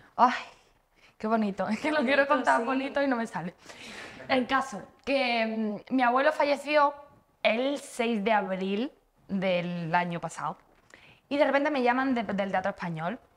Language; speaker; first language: Spanish; native; Spanish